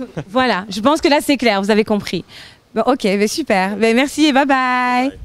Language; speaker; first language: French; native; French